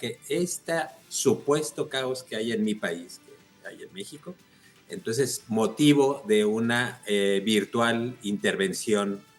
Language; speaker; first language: Spanish; native; Spanish